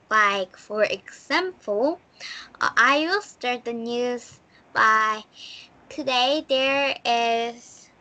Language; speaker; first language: English; non-native, learner; Korean